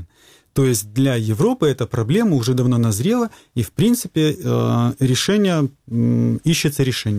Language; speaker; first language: Russian; native; Russian